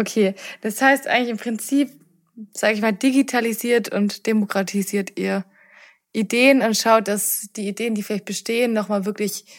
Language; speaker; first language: German; native; German